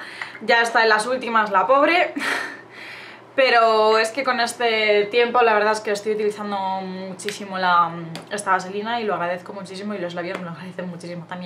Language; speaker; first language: Spanish; native; Spanish